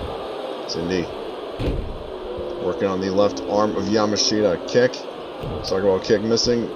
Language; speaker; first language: English; native; English